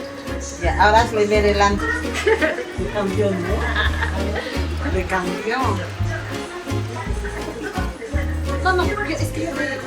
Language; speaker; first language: Spanish; native; Spanish